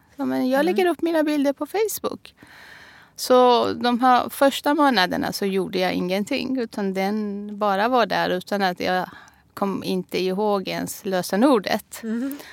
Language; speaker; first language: Swedish; non-native, fluent; Persian